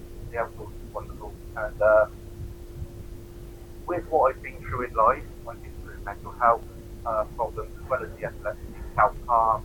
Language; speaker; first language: English; native; English